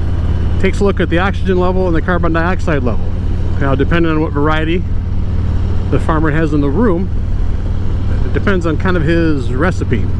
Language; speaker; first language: English; native; English